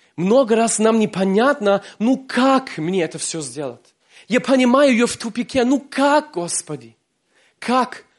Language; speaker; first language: Russian; early bilingual, heritage; Russian